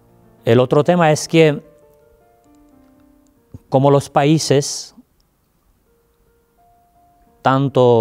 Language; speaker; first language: Spanish; non-native, fluent; Armenian